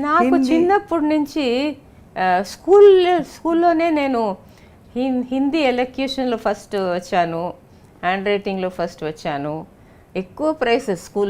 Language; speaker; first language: Telugu; non-native, local second language; Tamil